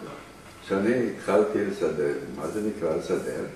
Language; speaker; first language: Hebrew; early bilingual, other home language; Romanian